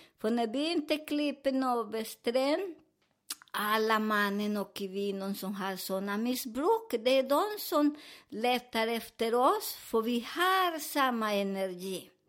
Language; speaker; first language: Swedish; non-native, fluent; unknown